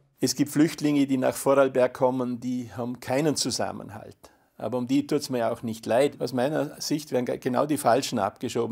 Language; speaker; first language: German; native; German